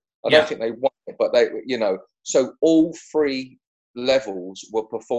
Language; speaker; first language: English; native; English